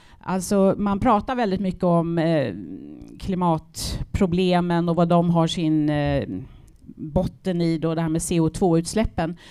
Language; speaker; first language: Swedish; native; Swedish